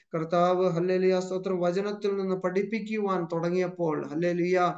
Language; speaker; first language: Malayalam; early bilingual, heritage; Malayalam